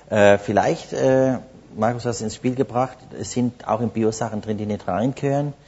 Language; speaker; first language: German; native; German